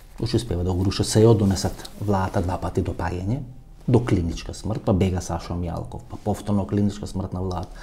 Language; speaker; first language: Macedonian; native; Macedonian